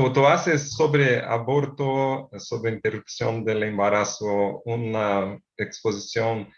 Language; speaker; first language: Spanish; non-native, fluent; Portuguese